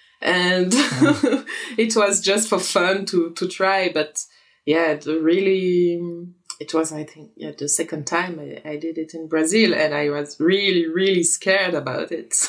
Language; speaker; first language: English; non-native, fluent; French